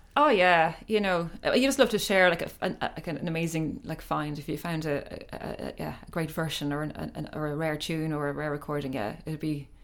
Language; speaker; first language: English; native; English